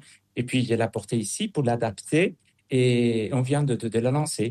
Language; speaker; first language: French; non-native, fluent; Spanish